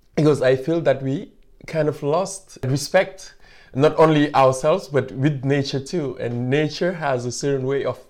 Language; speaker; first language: English; non-native, fluent; Wolof